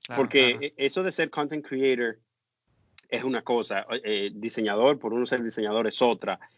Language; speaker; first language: Spanish; native; Spanish